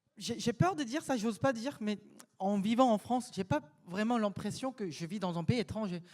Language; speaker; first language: French; non-native, fluent; Korean